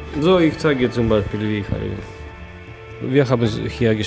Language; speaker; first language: German; non-native, learner; Polish